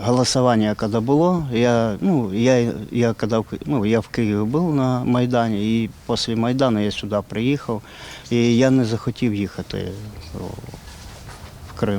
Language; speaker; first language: Ukrainian; non-native, local second language; Russian